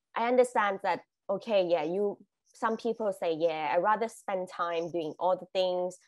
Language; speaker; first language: English; non-native, fluent; Thai